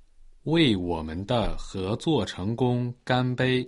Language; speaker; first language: Chinese; non-native, learner; Portuguese